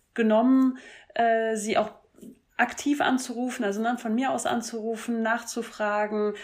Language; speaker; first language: German; non-native, fluent; French